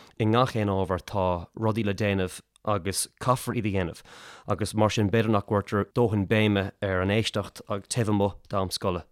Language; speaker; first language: Irish; native; Irish